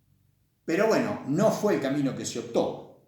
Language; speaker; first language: Spanish; native; Spanish